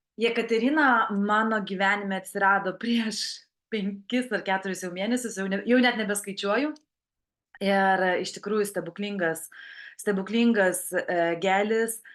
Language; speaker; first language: Lithuanian; native; Lithuanian